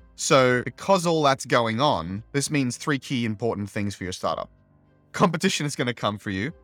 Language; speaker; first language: English; native; English